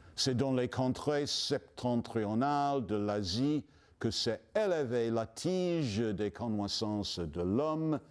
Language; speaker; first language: French; non-native, fluent; English